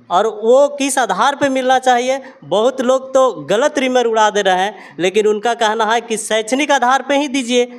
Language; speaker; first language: Hindi; native; Hindi